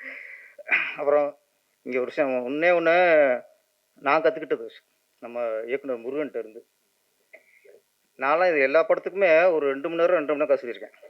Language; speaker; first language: Tamil; native; Tamil